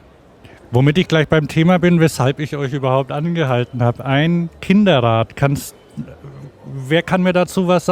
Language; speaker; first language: German; native; German